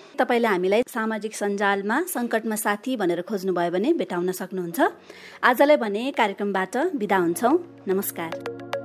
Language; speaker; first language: Nepali; native; Nepali